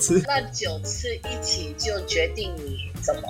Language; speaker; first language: Chinese; non-native, fluent; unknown